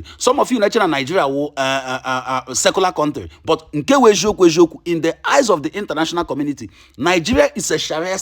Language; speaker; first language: English; non-native, local second language; Igbo